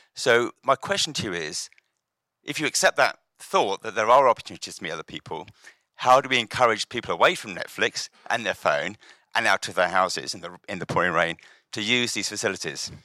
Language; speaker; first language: English; native; English